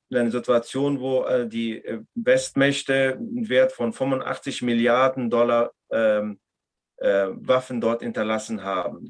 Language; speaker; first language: German; non-native, fluent; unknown